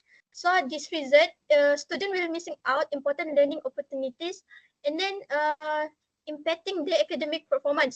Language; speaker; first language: English; non-native, learner; Malay